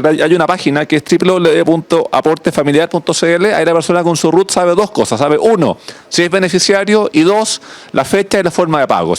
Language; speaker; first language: Spanish; native; Spanish